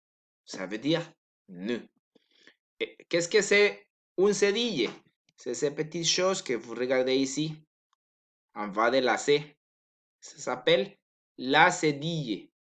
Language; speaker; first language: French; non-native, learner; Spanish